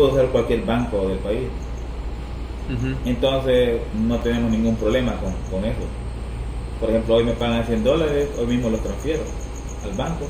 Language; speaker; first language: Spanish; native; Spanish